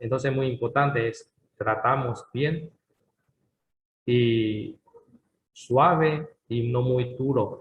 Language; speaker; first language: Spanish; non-native, learner; Chinese